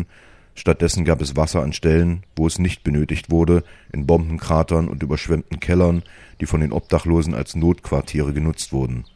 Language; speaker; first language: German; native; German